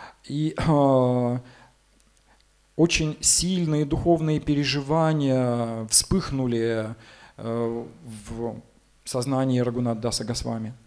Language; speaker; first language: Russian; native; Russian